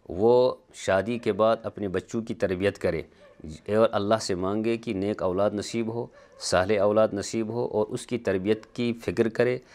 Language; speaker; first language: Urdu; native; Urdu